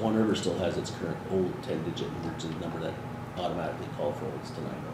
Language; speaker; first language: English; native; English